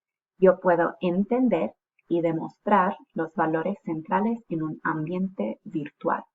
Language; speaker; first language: Spanish; non-native, fluent; English